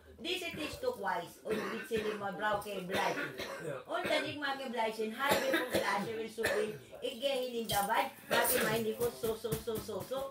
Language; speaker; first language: German; non-native, learner; Filipino